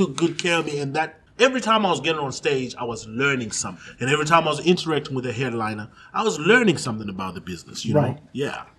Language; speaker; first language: English; non-native, local second language; Shona